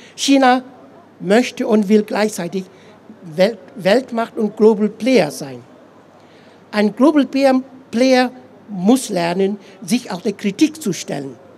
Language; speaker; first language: German; non-native, fluent; Tibetan